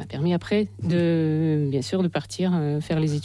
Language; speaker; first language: French; non-native, fluent; Russian